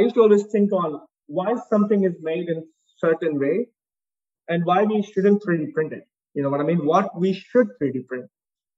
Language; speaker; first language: English; non-native, local second language; Urdu